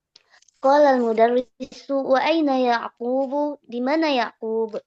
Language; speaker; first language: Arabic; non-native, learner; Indonesian